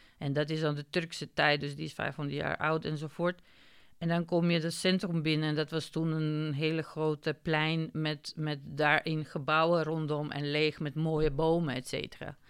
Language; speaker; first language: Dutch; non-native, fluent; Macedonian